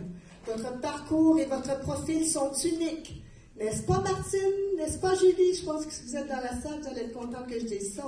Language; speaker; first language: French; native; French